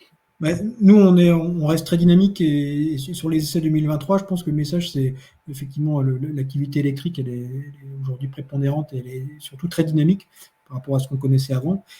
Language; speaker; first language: French; native; French